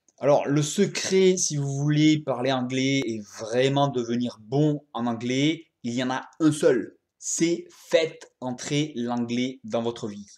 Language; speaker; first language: French; native; French